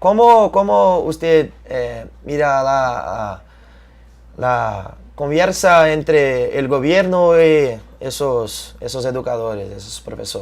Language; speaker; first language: Spanish; non-native, fluent; Portuguese